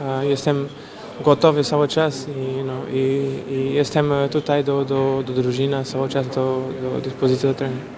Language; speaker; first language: Polish; non-native, fluent; Portuguese